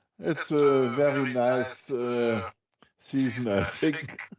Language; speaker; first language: English; non-native, fluent; German